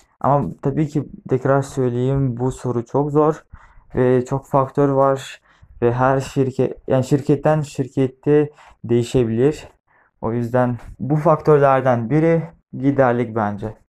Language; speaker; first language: Turkish; non-native, fluent; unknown